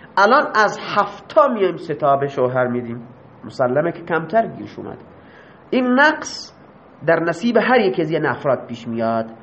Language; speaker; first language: Persian; non-native, local second language; Baluchi